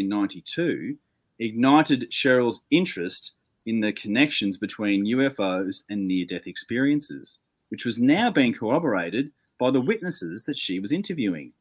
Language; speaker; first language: English; native; English